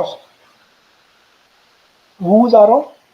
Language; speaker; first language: French; non-native, learner; Marathi